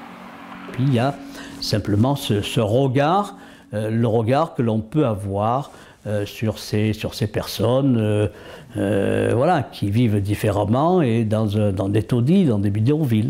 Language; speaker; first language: French; native; French